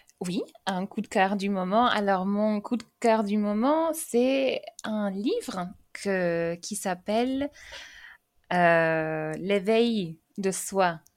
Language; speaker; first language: French; early bilingual, other home language; English